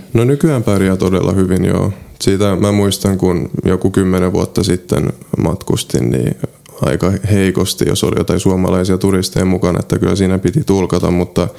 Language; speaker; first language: Finnish; early bilingual, other home language; Polish